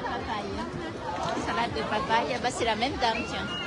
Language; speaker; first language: French; early bilingual, other home language; Vietnamese